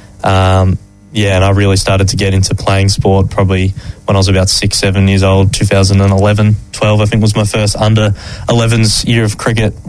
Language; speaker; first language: English; native; English